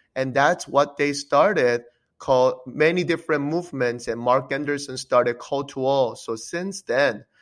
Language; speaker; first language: English; early bilingual, other home language; Korean